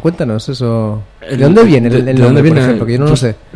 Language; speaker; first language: Spanish; native; Spanish